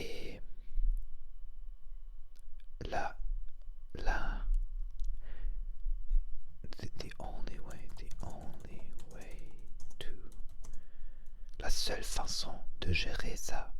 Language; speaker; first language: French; non-native, learner; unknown